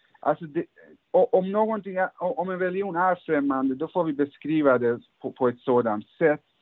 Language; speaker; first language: Swedish; early bilingual, other home language; Persian